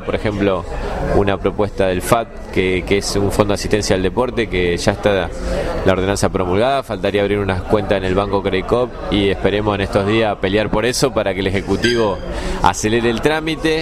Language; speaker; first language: Spanish; native; Spanish